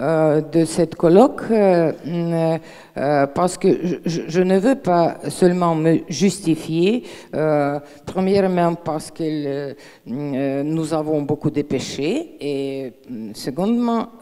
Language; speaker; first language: French; non-native, fluent; Russian